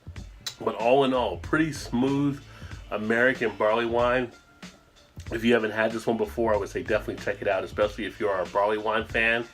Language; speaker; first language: English; native; English